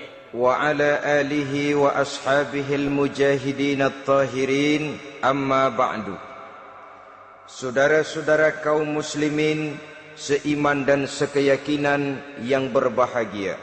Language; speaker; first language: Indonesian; native; Indonesian